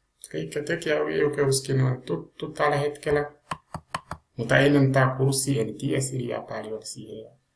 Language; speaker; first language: Finnish; non-native, learner; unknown